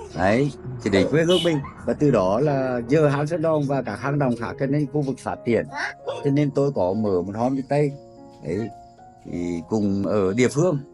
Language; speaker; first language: Vietnamese; native; Vietnamese